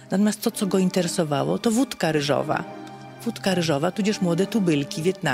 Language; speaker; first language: Polish; native; Polish